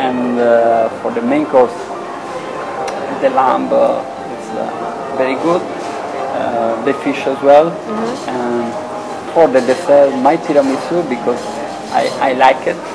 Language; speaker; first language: English; non-native, learner; Italian